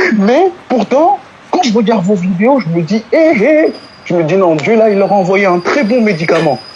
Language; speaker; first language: French; non-native, local second language; Wolof